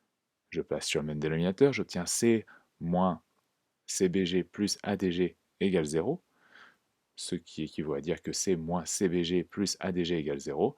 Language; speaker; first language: French; native; French